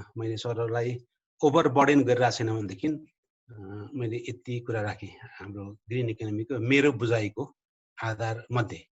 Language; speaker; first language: Nepali; native; Nepali